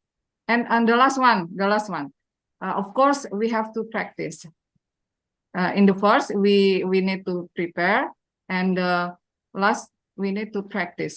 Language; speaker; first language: English; non-native, learner; Indonesian